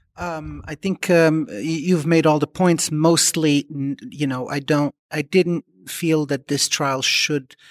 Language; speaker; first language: English; non-native, fluent; Arabic